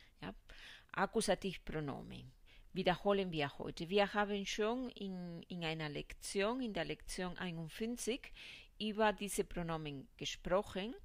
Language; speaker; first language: German; non-native, fluent; Spanish